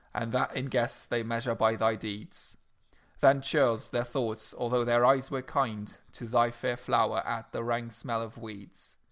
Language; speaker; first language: English; non-native, fluent; Luxembourgish